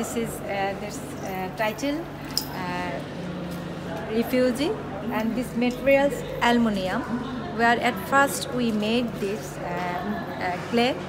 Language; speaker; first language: English; non-native, learner; Bangla